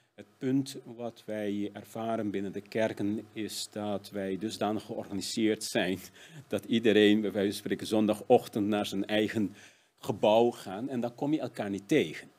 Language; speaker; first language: Dutch; non-native, local second language; Papiamento